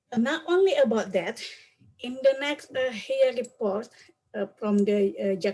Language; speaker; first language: English; non-native, learner; Indonesian